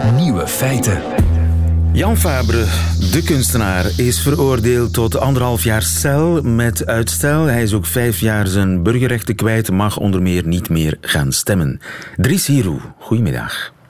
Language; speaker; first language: Dutch; native; Dutch